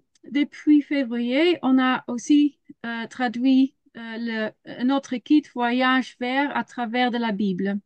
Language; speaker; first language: French; non-native, learner; Dutch